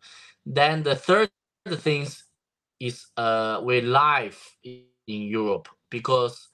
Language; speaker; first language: English; non-native, learner; Chinese